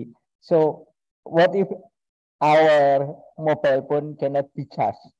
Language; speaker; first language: English; non-native, learner; Indonesian